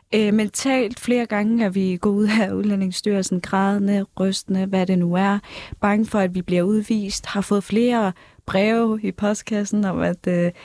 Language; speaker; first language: Danish; native; Danish